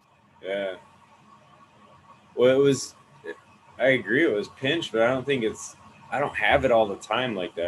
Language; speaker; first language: English; native; English